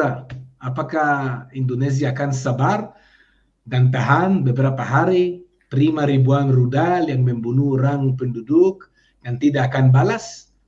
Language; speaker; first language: Indonesian; non-native, fluent; Hebrew